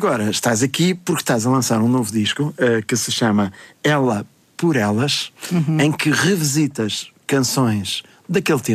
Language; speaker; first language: Portuguese; native; Portuguese